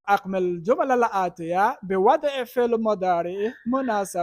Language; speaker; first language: Arabic; non-native, fluent; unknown